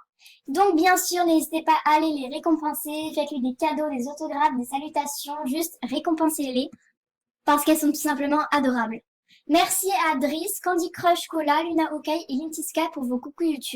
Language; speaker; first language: French; native; French